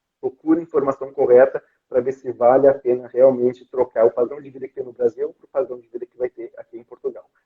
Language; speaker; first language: Portuguese; native; Portuguese